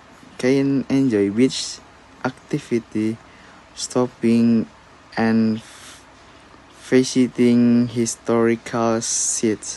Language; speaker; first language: English; non-native, learner; Indonesian